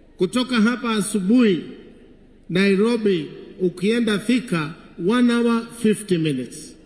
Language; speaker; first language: Swahili; non-native, local second language; Kikuyu